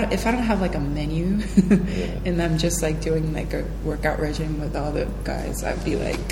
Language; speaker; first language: English; early bilingual, heritage; English